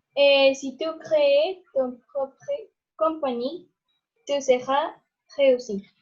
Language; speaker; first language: French; non-native, learner; Spanish